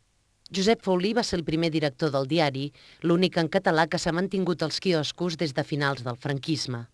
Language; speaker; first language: Catalan; native; Catalan